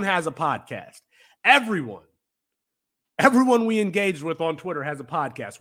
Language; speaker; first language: English; native; English